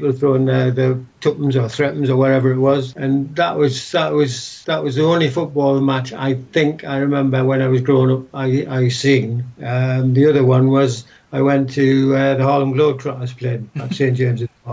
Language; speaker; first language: English; native; English